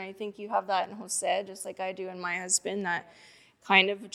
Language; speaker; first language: English; native; English